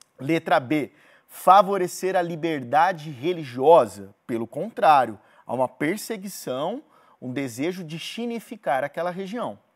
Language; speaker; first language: Portuguese; native; Portuguese